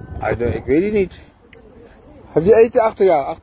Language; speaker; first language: Dutch; non-native, learner; Filipino